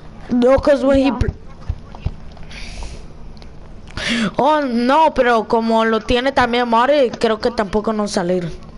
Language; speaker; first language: Spanish; early bilingual, heritage; Spanish